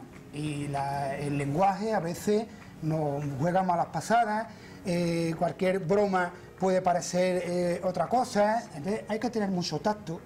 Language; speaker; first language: Spanish; native; Spanish